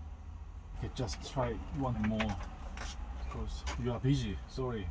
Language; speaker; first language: English; non-native, learner; Korean